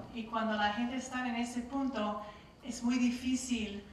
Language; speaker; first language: Spanish; non-native, learner; English